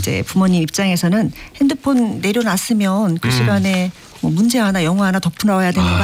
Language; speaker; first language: Korean; native; Korean